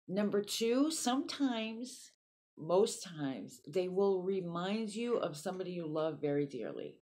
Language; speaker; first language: English; native; English